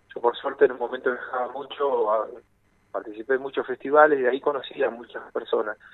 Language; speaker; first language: Spanish; native; Spanish